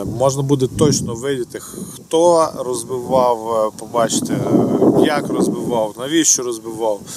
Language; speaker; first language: Ukrainian; native; Ukrainian